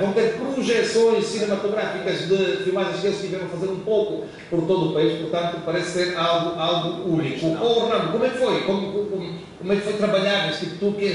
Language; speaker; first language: Portuguese; native; Portuguese